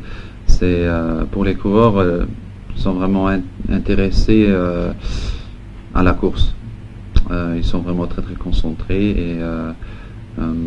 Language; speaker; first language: French; non-native, local second language; Luxembourgish